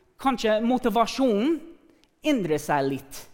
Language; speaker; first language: Norwegian; non-native, fluent; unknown